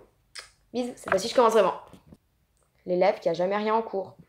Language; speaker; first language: French; native; French